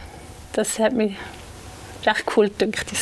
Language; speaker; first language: German; native; German